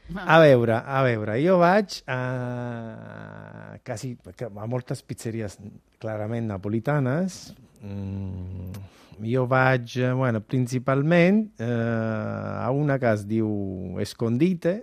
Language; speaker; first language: Catalan; non-native, fluent; Italian